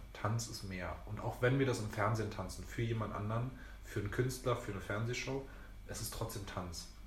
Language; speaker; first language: German; early bilingual, other home language; Greek